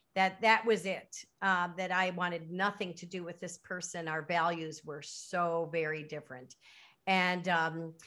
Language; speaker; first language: English; native; English